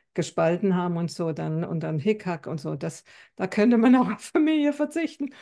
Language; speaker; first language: German; native; German